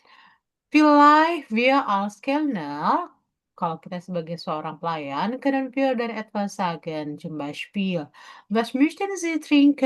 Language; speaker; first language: German; non-native, fluent; Indonesian